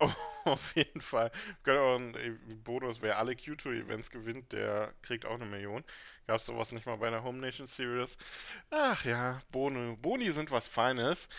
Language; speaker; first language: German; native; German